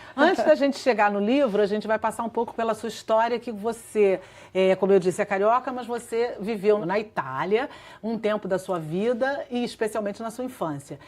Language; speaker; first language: Portuguese; native; Portuguese